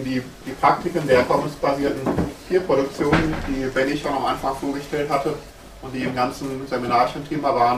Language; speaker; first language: German; native; German